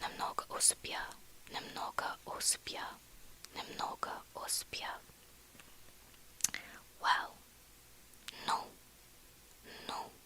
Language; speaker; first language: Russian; non-native, learner; English